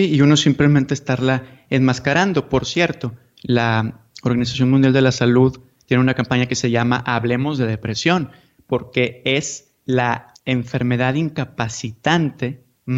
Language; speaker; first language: Spanish; native; Spanish